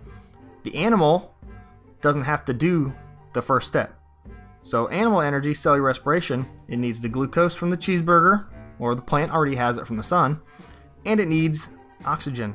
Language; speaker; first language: English; native; English